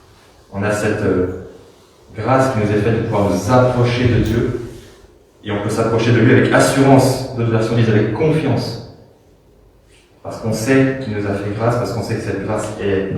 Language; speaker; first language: French; native; French